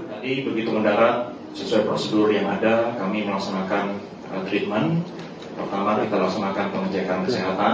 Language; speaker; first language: Indonesian; native; Indonesian